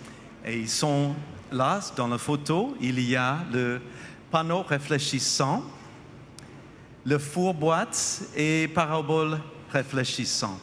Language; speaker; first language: French; non-native, fluent; English